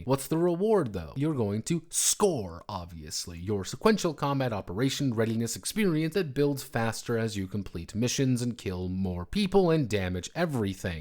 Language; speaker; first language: English; native; English